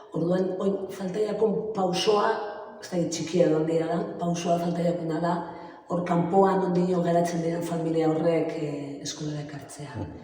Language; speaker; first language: Basque; native; Basque